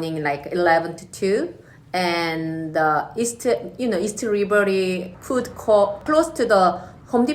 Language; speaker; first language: English; non-native, learner; Korean